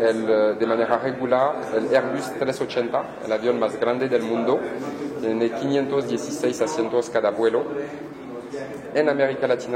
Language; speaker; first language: Spanish; non-native, fluent; French